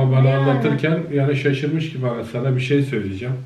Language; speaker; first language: Turkish; native; Turkish